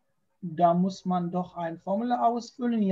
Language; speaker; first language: German; non-native, fluent; Arabic